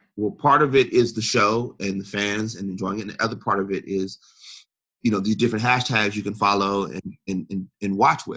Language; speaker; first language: English; native; English